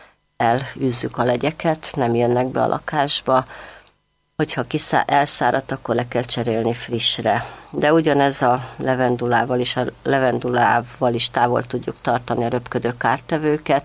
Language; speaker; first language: Hungarian; native; Hungarian